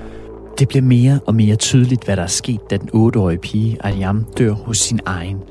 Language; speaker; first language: Danish; native; Danish